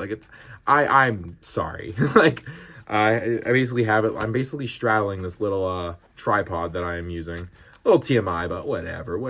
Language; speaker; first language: English; native; English